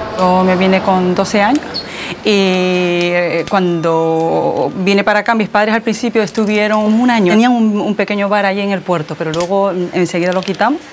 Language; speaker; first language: Spanish; early bilingual, other home language; Korean